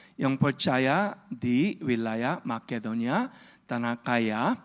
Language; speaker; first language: Indonesian; non-native, fluent; Korean